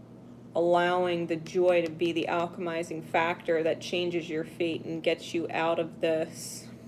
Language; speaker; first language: English; native; English